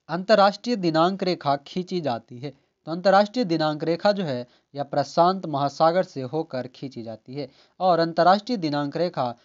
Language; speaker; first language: Hindi; native; Hindi